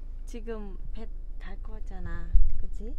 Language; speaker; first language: Korean; native; Korean